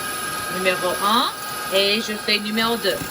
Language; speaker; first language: French; non-native, fluent; English